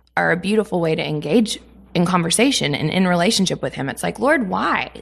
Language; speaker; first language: English; native; English